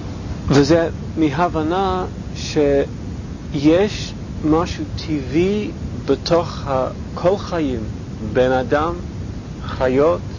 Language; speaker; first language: Hebrew; non-native, fluent; English